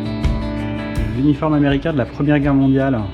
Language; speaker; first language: French; native; French